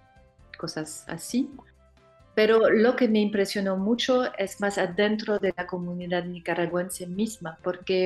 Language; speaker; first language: Spanish; non-native, fluent; French